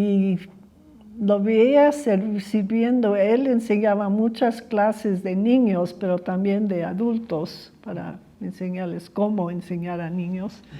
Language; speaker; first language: Spanish; early bilingual, other home language; English